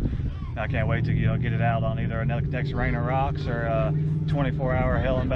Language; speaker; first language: English; native; English